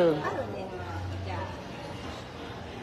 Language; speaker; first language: Japanese; non-native, learner; Vietnamese